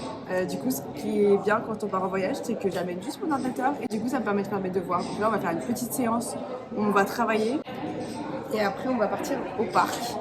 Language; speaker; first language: French; native; French